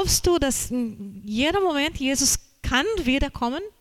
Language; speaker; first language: German; non-native, fluent; Portuguese